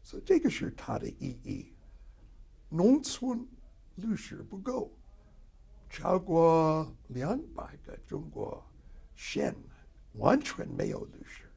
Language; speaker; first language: Chinese; non-native, fluent; English